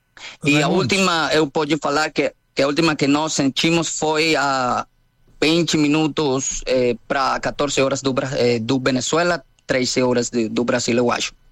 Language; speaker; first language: Portuguese; non-native, learner; Spanish